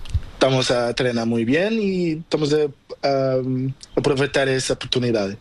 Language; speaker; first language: Spanish; non-native, learner; Portuguese